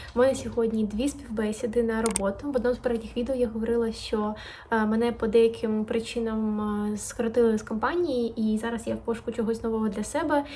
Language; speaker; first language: Ukrainian; native; Ukrainian